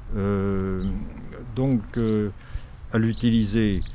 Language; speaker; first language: French; native; French